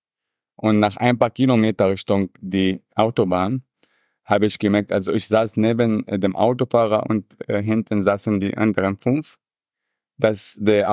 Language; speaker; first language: German; non-native, fluent; Arabic